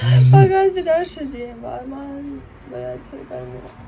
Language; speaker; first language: Persian; non-native, learner; Ukrainian